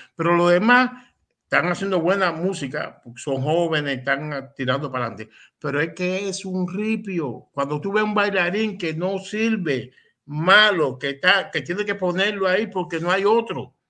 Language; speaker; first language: Spanish; native; Spanish